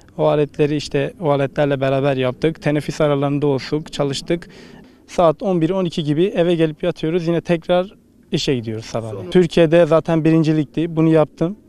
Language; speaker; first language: Turkish; native; Turkish